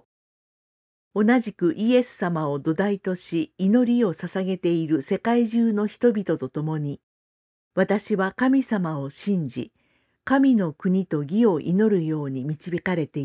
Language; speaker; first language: Japanese; non-native, fluent; Korean